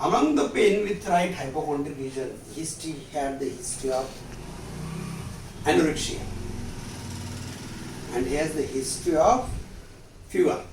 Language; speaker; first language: English; non-native, local second language; Marathi